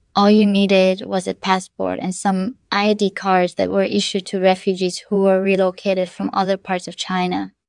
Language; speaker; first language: English; non-native, fluent; Korean